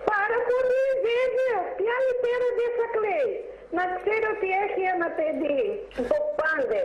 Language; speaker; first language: Greek; non-native, fluent; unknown